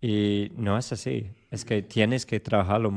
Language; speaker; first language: Spanish; non-native, fluent; English